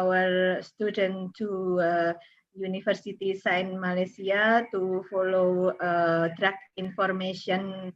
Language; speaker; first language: English; non-native, learner; Indonesian